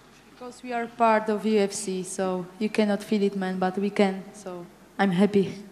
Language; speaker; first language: English; non-native, fluent; Polish